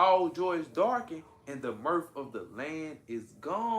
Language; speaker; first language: English; native; English